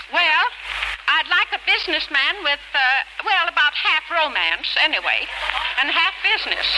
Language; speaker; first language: English; native; English